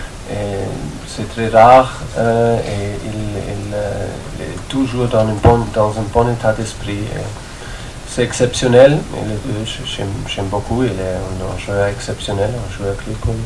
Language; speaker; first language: French; non-native, fluent; German